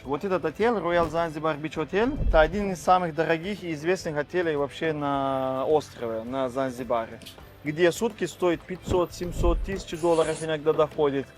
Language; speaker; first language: Russian; non-native, fluent; Turkish